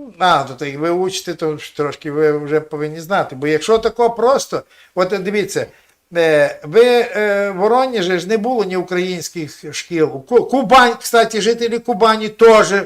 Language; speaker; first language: Ukrainian; native; Ukrainian